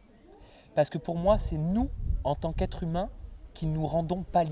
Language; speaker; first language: French; native; French